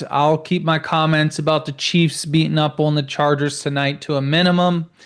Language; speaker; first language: English; native; English